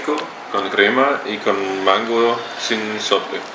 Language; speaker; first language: Spanish; non-native, learner; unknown